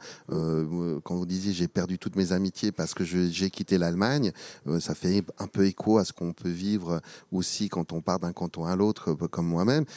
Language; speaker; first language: French; native; French